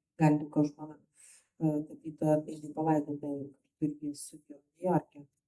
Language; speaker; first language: Lithuanian; native; Lithuanian